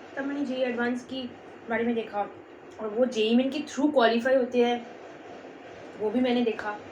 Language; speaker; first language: Hindi; non-native, local second language; Bangla